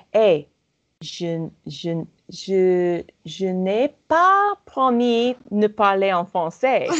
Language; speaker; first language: French; non-native, learner; English